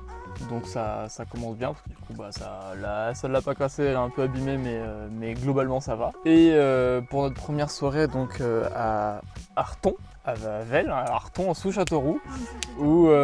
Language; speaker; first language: French; native; French